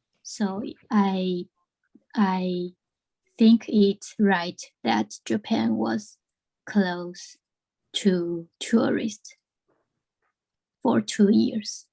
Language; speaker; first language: English; non-native, learner; Chinese